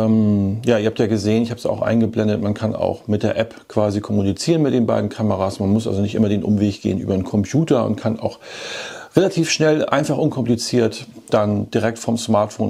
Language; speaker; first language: German; native; German